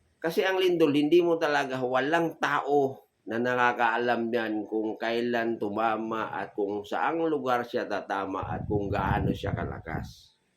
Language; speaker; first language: Filipino; native; Filipino